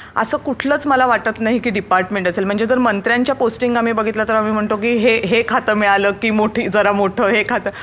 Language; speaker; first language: Marathi; native; Marathi